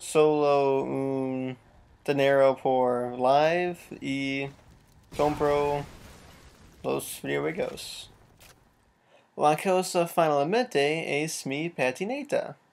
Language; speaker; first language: Spanish; non-native, learner; English